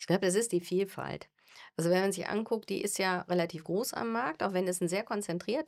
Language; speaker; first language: German; native; German